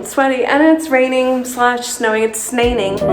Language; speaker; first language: English; native; English